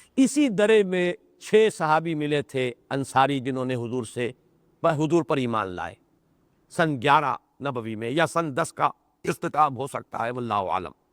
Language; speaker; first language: Urdu; native; Urdu